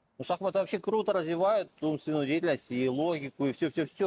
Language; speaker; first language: Russian; native; Russian